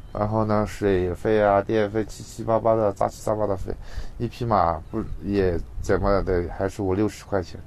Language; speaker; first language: Chinese; non-native, local second language; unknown